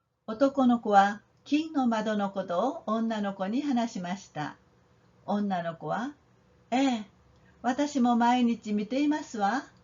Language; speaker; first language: Japanese; non-native, fluent; Korean